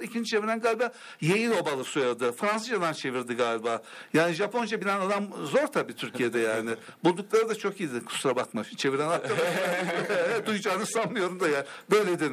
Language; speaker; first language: Turkish; native; Turkish